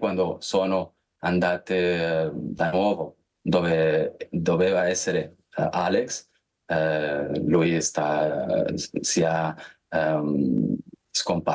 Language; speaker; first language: Italian; non-native, fluent; Spanish